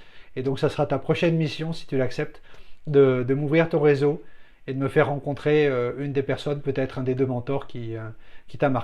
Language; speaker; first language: French; native; French